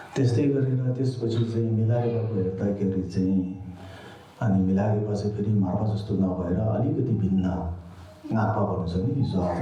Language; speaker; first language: Nepali; non-native, local second language; Tibetan